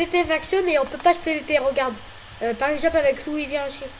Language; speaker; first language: French; native; French